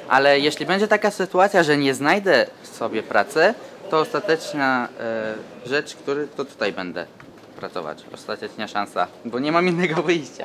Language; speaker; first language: Polish; early bilingual, other home language; Turkish